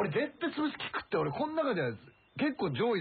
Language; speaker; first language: Japanese; native; Japanese